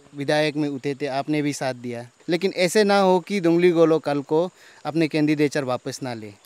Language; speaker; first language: Hindi; non-native, local second language; Nyishi